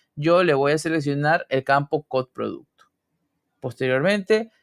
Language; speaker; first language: Spanish; native; Spanish